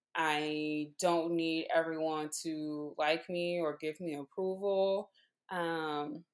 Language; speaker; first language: English; native; English